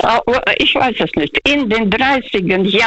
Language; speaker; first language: German; non-native, fluent; Russian